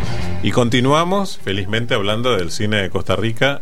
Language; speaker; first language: Spanish; native; Spanish